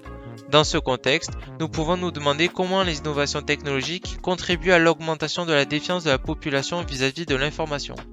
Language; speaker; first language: French; native; French